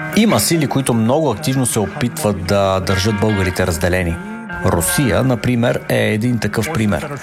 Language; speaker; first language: Bulgarian; non-native, fluent; English